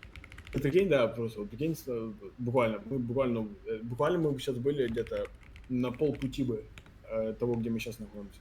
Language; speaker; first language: Russian; native; Russian